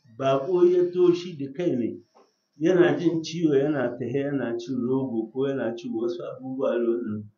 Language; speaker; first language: Hausa; native; Hausa